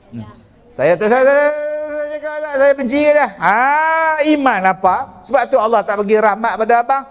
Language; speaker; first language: Malay; native; Malay